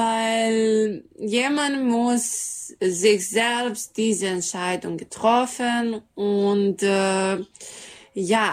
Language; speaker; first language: German; non-native, learner; Serbian